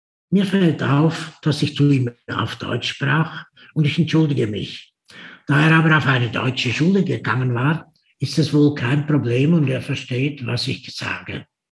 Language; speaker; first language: German; native; German